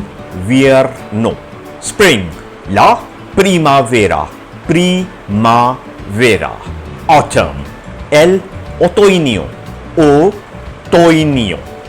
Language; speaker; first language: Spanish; non-native, fluent; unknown